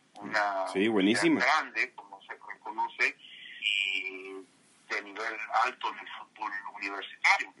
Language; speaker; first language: Spanish; early bilingual, heritage; Spanish